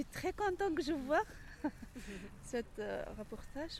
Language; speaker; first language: French; non-native, learner; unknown